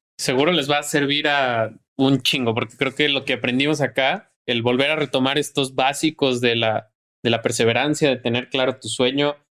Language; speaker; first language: Spanish; native; Spanish